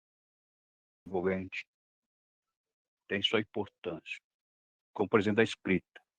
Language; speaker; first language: Portuguese; non-native, local second language; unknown